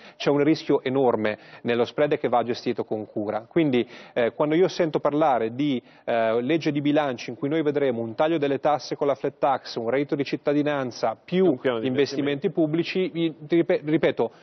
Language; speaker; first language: Italian; native; Italian